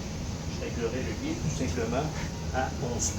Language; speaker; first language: French; native; French